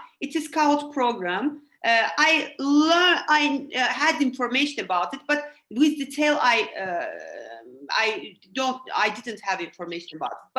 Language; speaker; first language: English; non-native, fluent; Azerbaijani